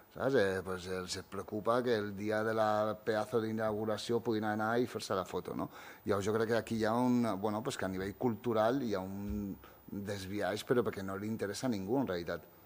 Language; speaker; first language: Catalan; early bilingual, other home language; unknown